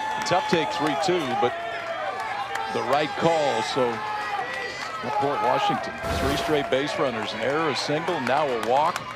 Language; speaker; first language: English; native; English